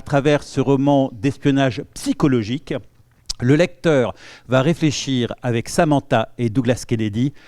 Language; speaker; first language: French; native; French